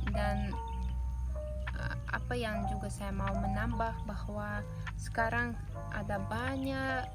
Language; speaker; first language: Indonesian; non-native, fluent; Russian